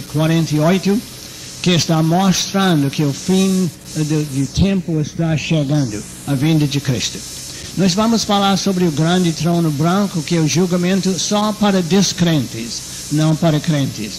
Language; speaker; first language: Portuguese; non-native, fluent; English